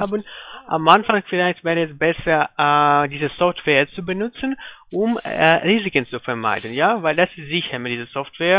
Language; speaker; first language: German; non-native, fluent; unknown